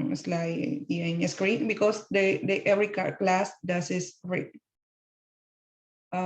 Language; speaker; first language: English; non-native, learner; Spanish